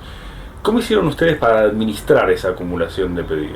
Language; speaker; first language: Spanish; native; Spanish